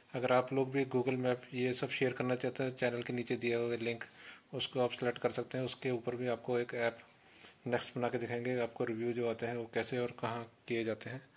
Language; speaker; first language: Hindi; non-native, local second language; Punjabi